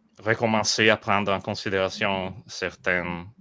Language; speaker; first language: French; non-native, learner; Italian